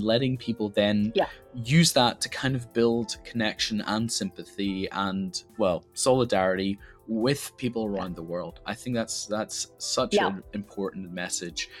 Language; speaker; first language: English; native; English